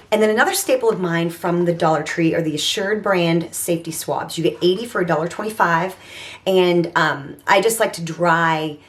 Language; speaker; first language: English; native; English